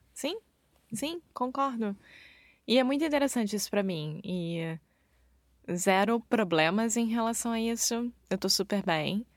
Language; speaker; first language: Portuguese; native; Portuguese